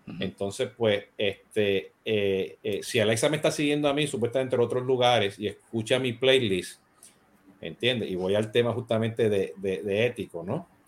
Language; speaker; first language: Spanish; native; Spanish